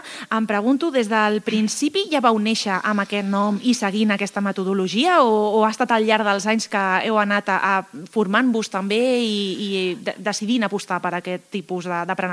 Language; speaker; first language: Catalan; native; Catalan